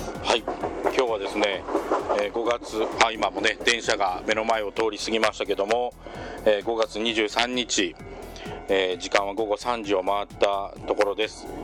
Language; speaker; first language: Japanese; native; Japanese